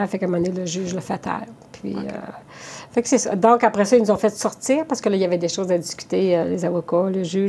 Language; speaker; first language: French; native; French